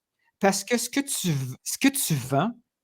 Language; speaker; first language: French; native; French